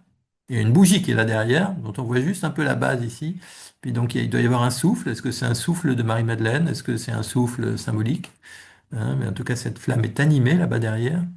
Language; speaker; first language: French; native; French